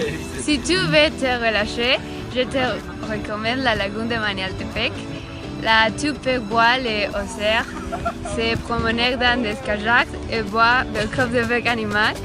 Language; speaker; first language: French; non-native, learner; Spanish